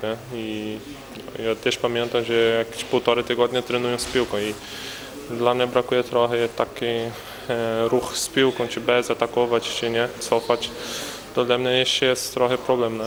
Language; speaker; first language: Polish; non-native, learner; Portuguese